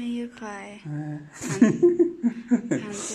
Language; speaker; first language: Chinese; non-native, learner; Nepali